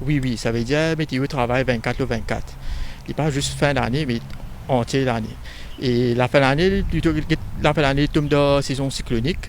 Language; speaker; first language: French; non-native, local second language; Morisyen